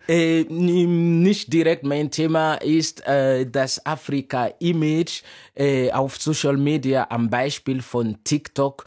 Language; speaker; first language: German; non-native, fluent; Mossi